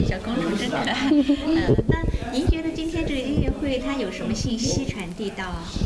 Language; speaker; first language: Chinese; native; Chinese